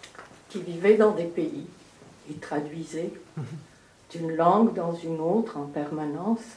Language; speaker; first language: French; early bilingual, heritage; French